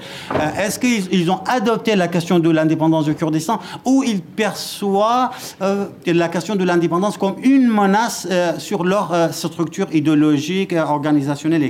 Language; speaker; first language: French; non-native, fluent; Kurdish